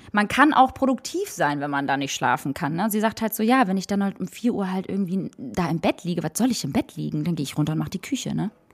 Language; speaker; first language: German; native; German